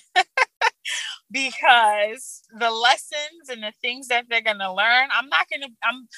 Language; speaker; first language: English; native; English